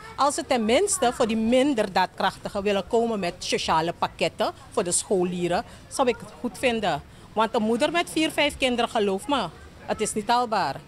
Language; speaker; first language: Dutch; native; Dutch